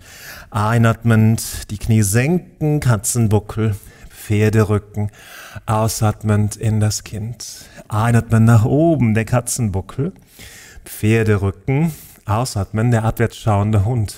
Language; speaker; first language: German; native; German